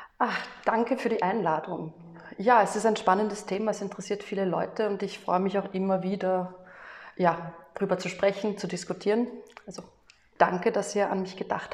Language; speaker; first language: German; native; German